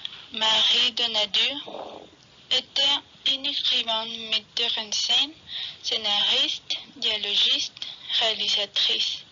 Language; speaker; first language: French; non-native, learner; Spanish